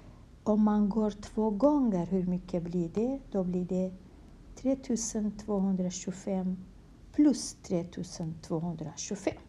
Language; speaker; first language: Swedish; non-native, fluent; Kurdish